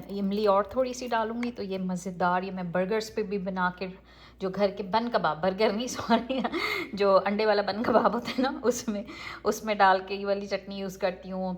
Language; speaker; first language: Urdu; native; Urdu